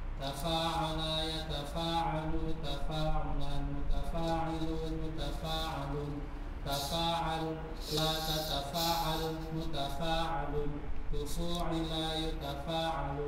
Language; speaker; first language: Arabic; non-native, learner; Indonesian